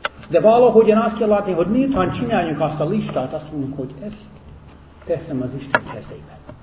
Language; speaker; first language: Hungarian; non-native, fluent; English